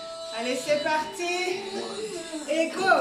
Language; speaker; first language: French; native; French